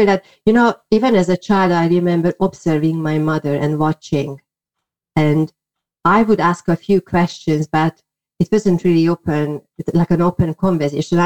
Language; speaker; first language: English; non-native, fluent; Hungarian